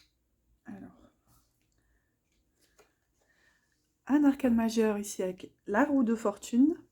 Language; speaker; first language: French; native; French